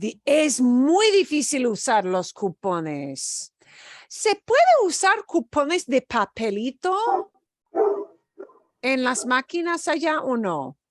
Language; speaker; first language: Spanish; non-native, fluent; English